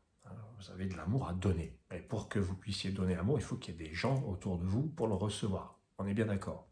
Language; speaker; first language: French; native; French